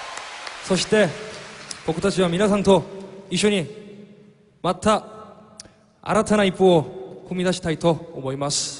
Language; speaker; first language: Japanese; non-native, fluent; Korean